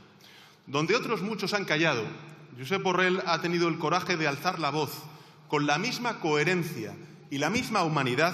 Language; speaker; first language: Spanish; native; Spanish